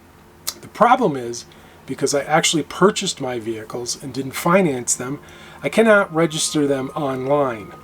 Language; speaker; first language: English; native; English